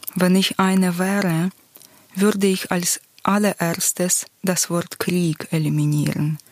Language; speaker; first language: German; non-native, fluent; Ukrainian